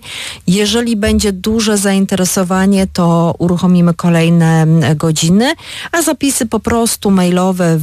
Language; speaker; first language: Polish; native; Polish